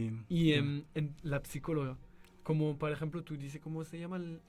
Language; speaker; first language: Spanish; non-native, learner; French